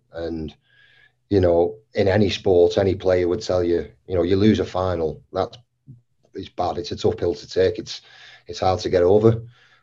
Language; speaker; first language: English; native; English